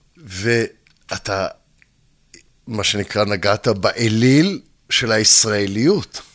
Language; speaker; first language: Hebrew; native; Hebrew